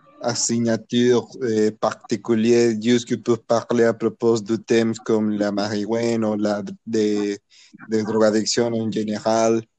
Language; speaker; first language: French; non-native, learner; Spanish